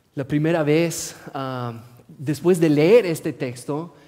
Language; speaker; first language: Spanish; non-native, fluent; English